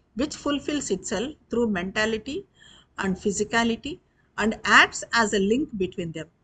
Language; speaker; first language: English; non-native, local second language; Telugu